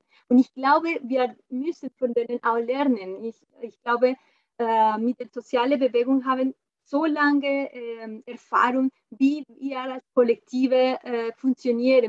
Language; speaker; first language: German; non-native, fluent; Spanish